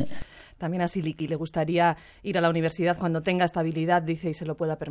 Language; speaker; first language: Spanish; native; Spanish